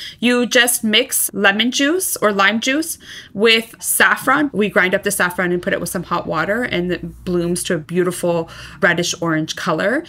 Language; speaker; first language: English; early bilingual, other home language; Persian